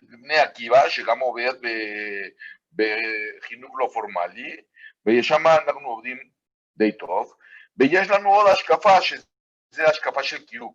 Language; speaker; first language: Hebrew; non-native, fluent; Spanish